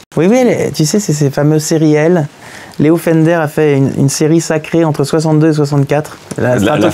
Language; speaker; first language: French; native; French